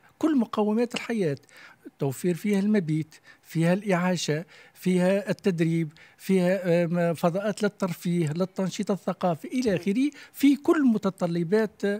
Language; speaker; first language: Arabic; native; Arabic